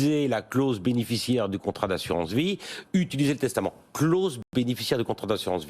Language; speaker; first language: French; native; French